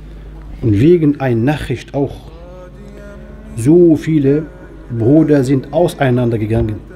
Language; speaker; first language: German; non-native, fluent; Arabic